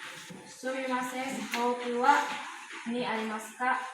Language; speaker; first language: Japanese; non-native, learner; Indonesian